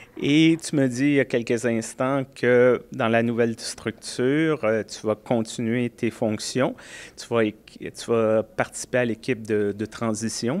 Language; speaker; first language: French; native; French